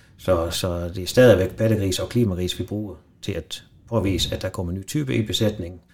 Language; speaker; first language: Danish; non-native, fluent; Dutch